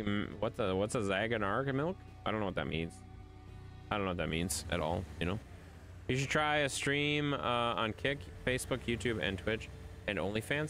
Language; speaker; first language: English; native; English